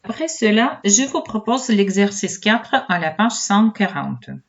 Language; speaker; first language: French; non-native, fluent; Ukrainian